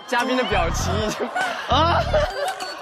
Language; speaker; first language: Chinese; native; Chinese